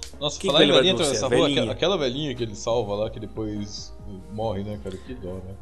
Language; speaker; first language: Portuguese; native; Portuguese